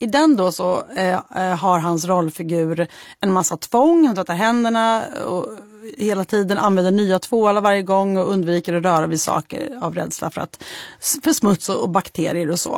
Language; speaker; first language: Swedish; native; Swedish